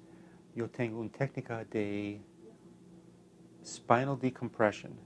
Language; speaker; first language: Spanish; non-native, learner; English